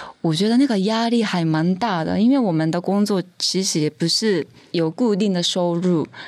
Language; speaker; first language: Chinese; non-native, fluent; Japanese